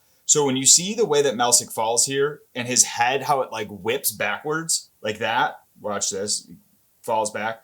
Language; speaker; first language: English; native; English